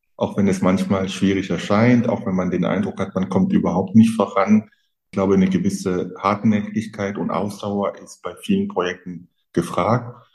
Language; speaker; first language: German; early bilingual, other home language; French